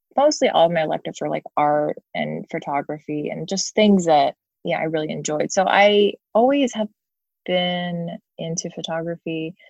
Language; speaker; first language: English; native; English